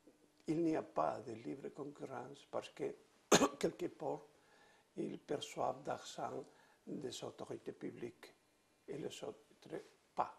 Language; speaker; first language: French; non-native, fluent; Spanish